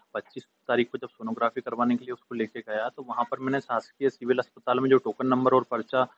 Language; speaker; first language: Hindi; native; Hindi